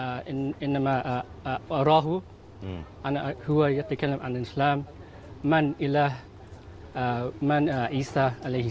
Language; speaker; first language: Arabic; non-native, learner; Filipino